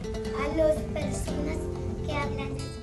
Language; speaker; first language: Spanish; non-native, learner; English